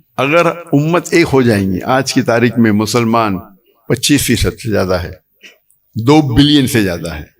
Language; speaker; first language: Urdu; non-native, local second language; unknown